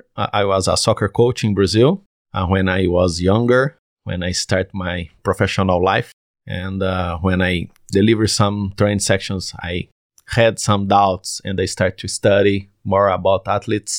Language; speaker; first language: English; non-native, learner; Portuguese